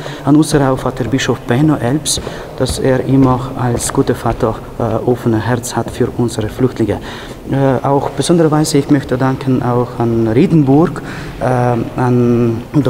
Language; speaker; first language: German; non-native, fluent; Ukrainian